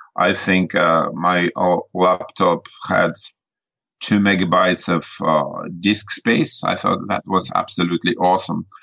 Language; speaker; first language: English; non-native, fluent; Russian